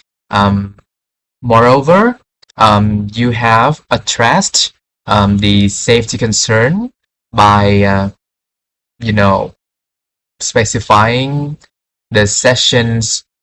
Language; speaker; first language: English; non-native, fluent; Vietnamese